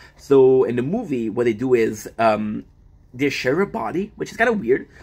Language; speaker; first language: English; non-native, fluent; French